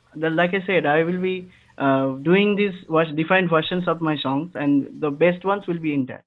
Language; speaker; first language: English; non-native, local second language; Bangla